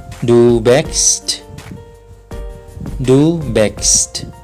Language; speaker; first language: German; non-native, fluent; Thai